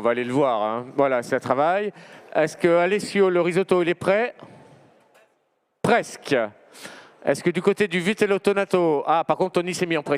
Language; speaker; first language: French; native; French